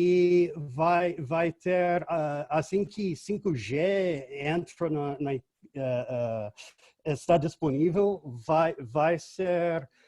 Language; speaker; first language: Portuguese; non-native, fluent; English